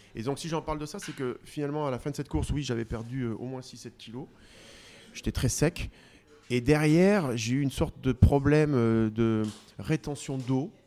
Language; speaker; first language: French; native; French